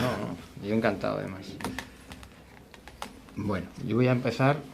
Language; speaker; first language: Spanish; native; Spanish